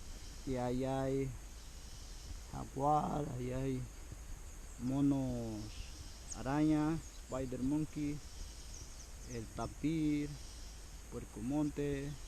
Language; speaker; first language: Spanish; non-native, local second language; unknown